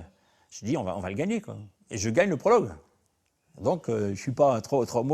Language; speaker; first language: French; native; French